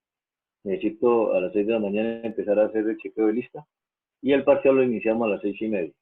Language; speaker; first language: Spanish; native; Spanish